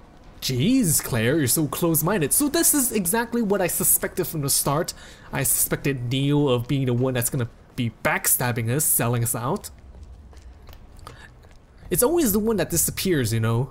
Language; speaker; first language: English; native; English